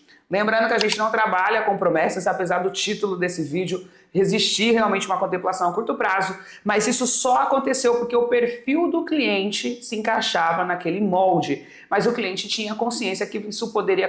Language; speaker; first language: Portuguese; native; Portuguese